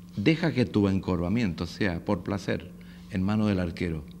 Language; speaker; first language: Spanish; native; Spanish